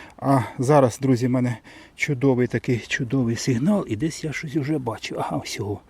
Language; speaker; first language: Ukrainian; non-native, local second language; Russian